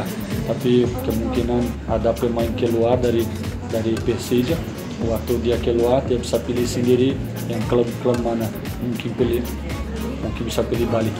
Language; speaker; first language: Indonesian; non-native, fluent; Portuguese